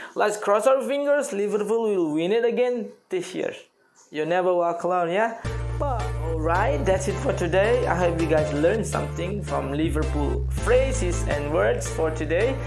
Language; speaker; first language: English; non-native, fluent; Indonesian